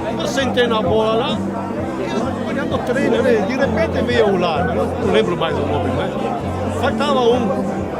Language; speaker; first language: Portuguese; non-native, fluent; Italian